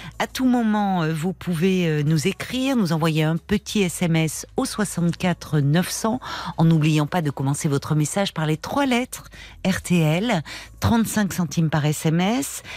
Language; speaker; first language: French; native; French